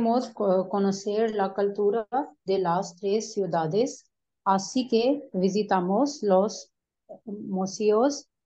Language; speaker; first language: Spanish; non-native, learner; Urdu